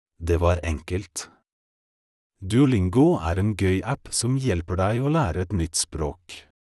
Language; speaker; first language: Norwegian; non-native, learner; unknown